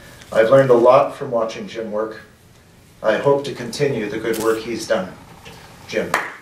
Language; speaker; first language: English; native; English